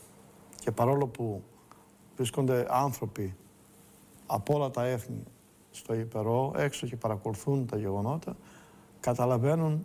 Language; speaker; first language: Greek; native; Greek